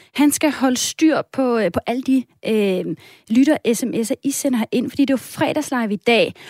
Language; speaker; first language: Danish; native; Danish